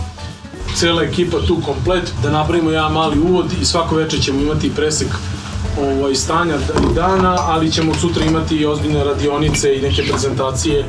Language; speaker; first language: Bosnian; native; Bosnian